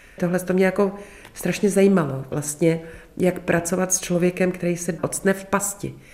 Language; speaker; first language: Czech; native; Czech